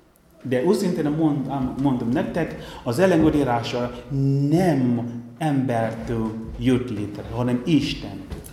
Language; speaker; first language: Hungarian; non-native, fluent; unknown